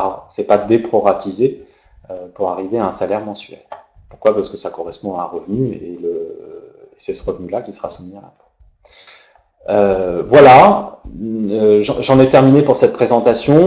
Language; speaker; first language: French; native; French